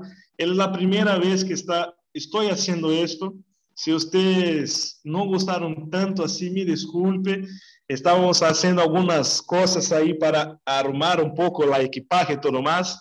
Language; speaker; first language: Spanish; non-native, learner; Portuguese